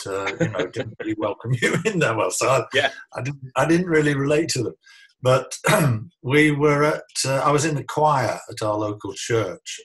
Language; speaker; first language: English; native; English